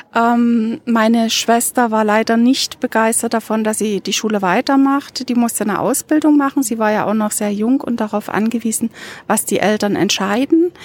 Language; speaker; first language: German; native; German